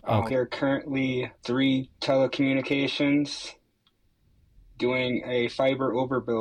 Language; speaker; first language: English; native; English